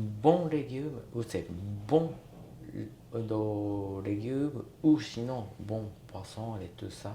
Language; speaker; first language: French; non-native, learner; Japanese